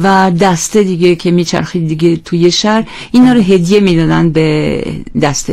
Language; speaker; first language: Persian; non-native, fluent; French